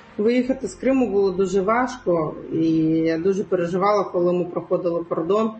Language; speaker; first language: Ukrainian; non-native, local second language; Crimean Tatar